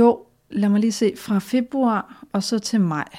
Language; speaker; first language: Danish; native; Danish